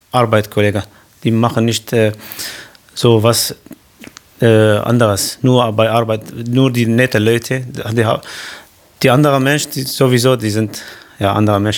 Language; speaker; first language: German; non-native, learner; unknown